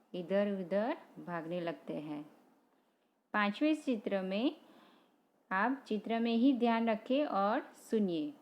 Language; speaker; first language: Hindi; non-native, local second language; Gujarati